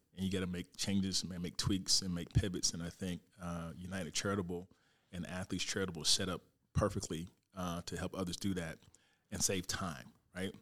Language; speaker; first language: English; native; English